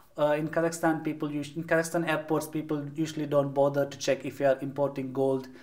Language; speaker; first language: English; non-native, local second language; Malayalam